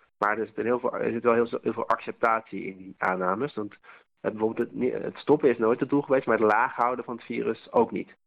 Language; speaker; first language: Dutch; native; Dutch